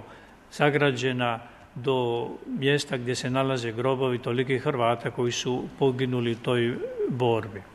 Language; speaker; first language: Croatian; native; Croatian